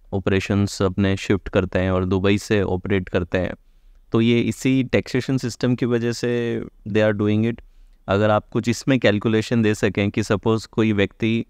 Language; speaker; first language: Hindi; native; Hindi